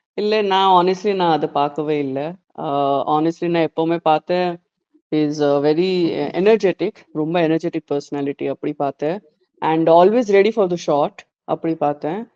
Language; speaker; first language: Tamil; non-native, learner; Gujarati